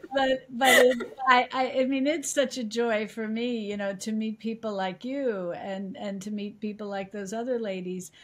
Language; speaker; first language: English; native; English